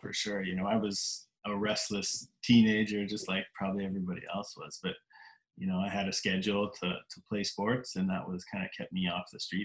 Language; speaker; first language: English; native; English